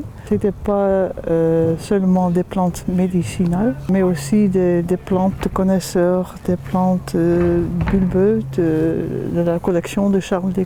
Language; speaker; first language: French; non-native, fluent; Dutch